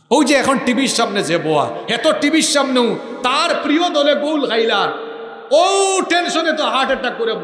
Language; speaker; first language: Bangla; non-native, local second language; Sylheti